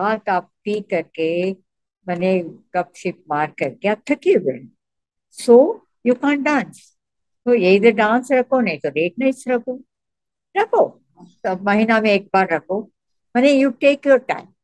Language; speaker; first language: Hindi; non-native, local second language; Tamil